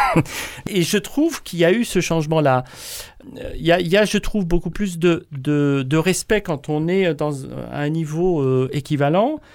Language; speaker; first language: French; native; French